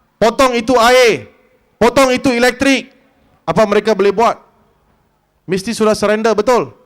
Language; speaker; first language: Malay; non-native, local second language; Tamil